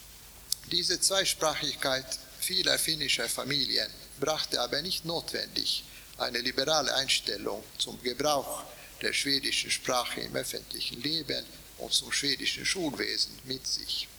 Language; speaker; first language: German; non-native, fluent; Swedish